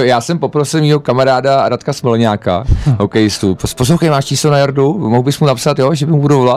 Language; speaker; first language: Czech; native; Czech